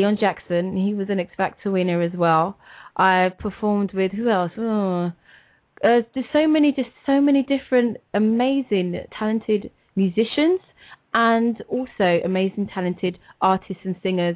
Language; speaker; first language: English; native; English